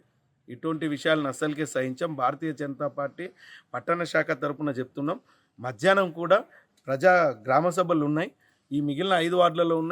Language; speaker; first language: Telugu; native; Telugu